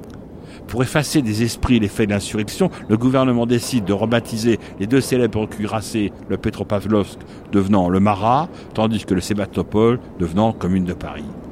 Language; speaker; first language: French; native; French